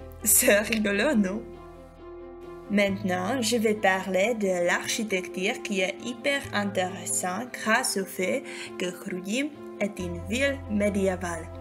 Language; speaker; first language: French; non-native, learner; Czech